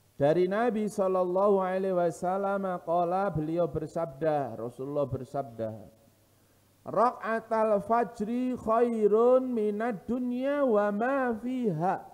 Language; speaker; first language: Indonesian; non-native, local second language; Javanese